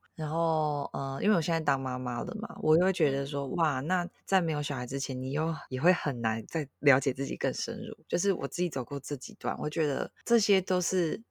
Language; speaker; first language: Chinese; native; Chinese